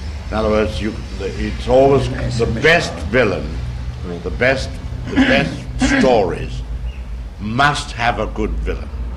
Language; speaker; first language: English; native; English